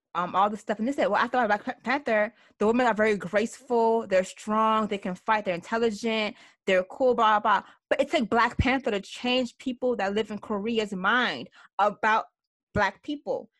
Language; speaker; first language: English; early bilingual, other home language; Yoruba